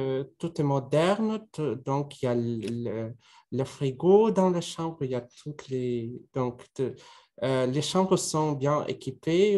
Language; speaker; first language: French; non-native, fluent; Russian